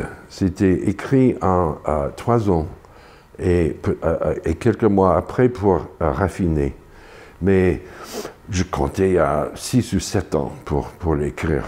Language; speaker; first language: French; non-native, fluent; English